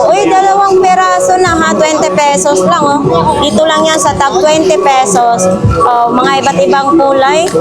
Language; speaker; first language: Filipino; non-native, local second language; Cebuano